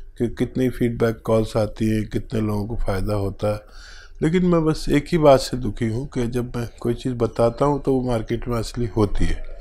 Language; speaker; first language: Hindi; native; Hindi